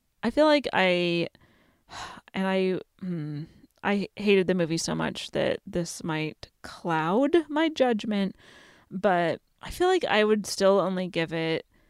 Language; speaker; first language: English; native; English